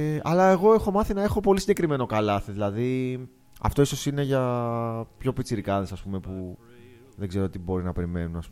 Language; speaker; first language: Greek; native; Greek